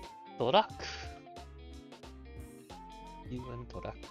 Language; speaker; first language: Japanese; non-native, learner; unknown